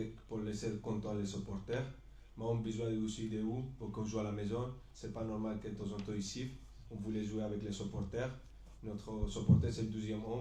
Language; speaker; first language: French; non-native, fluent; Spanish